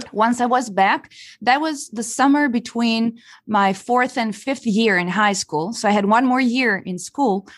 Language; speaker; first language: English; non-native, fluent; Italian